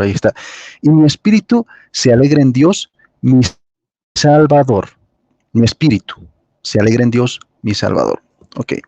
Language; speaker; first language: Spanish; native; Spanish